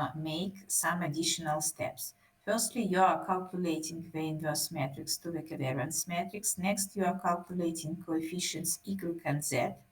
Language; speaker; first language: English; non-native, fluent; Russian